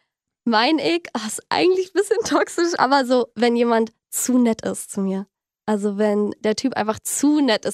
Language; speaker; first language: German; native; German